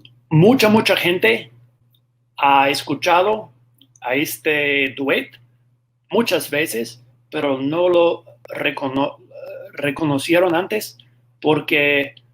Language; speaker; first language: Spanish; non-native, fluent; English